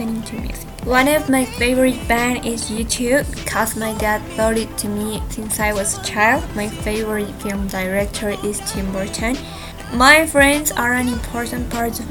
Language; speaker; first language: English; non-native, learner; Spanish